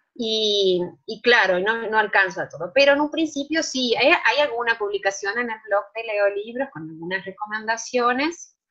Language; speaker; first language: Spanish; native; Spanish